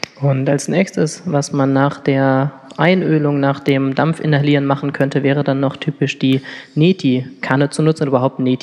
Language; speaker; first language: German; native; German